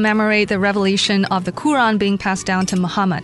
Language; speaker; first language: English; non-native, local second language; Chinese